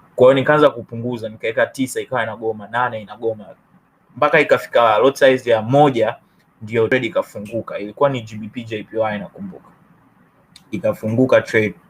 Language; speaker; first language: Swahili; native; Swahili